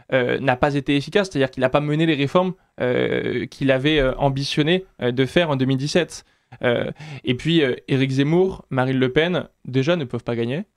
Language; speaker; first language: French; native; French